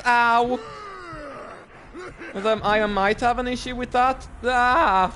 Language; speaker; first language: English; native; English